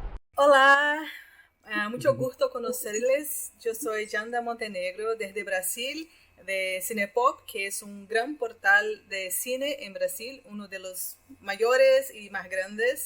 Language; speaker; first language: Spanish; non-native, fluent; Portuguese